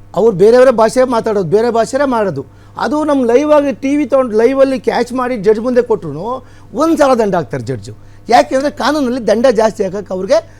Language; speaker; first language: Kannada; native; Kannada